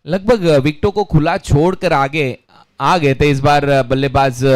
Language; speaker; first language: Hindi; non-native, local second language; Marathi